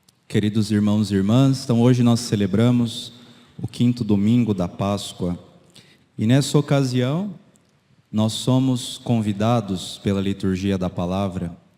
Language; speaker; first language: Portuguese; native; Portuguese